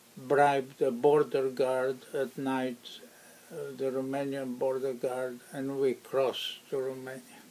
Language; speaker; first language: English; non-native, fluent; Ukrainian